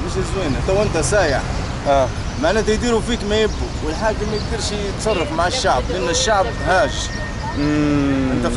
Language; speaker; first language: Arabic; native; Arabic